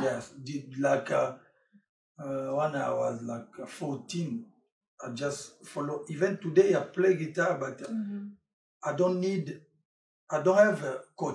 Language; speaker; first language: English; non-native, learner; French